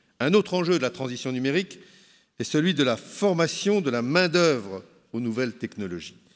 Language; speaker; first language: French; native; French